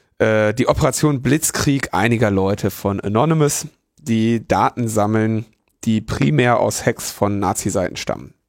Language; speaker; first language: German; native; German